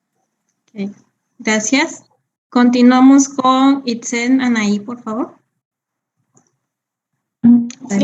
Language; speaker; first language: Spanish; native; Spanish